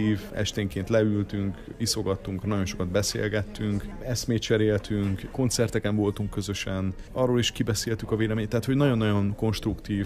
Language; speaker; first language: Hungarian; native; Hungarian